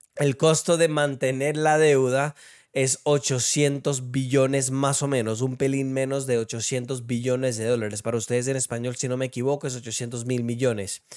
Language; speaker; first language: Spanish; early bilingual, heritage; Spanish